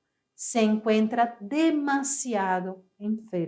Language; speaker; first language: Spanish; non-native, fluent; Portuguese